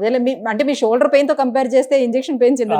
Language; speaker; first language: Telugu; native; Telugu